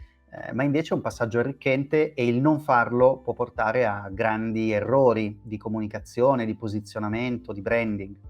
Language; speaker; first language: Italian; native; Italian